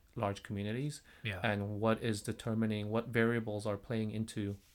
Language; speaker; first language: English; non-native, fluent; Korean